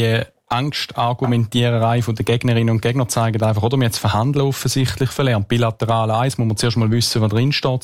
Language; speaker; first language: German; native; German